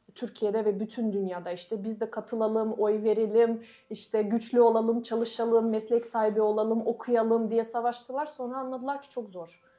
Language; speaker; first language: Turkish; non-native, fluent; Russian